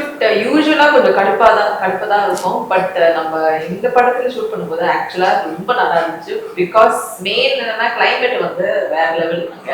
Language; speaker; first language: Tamil; non-native, learner; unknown